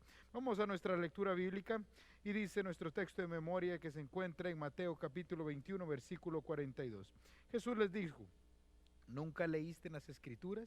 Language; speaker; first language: Spanish; native; Spanish